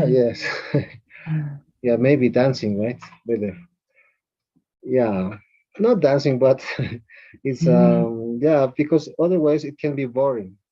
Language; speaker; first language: English; non-native, fluent; Spanish